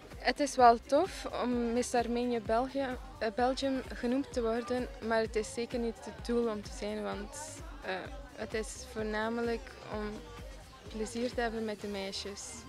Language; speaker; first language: Dutch; early bilingual, other home language; Armenian